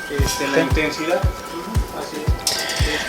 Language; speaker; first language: Spanish; native; Spanish